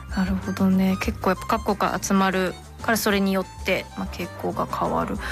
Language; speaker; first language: Japanese; non-native, fluent; English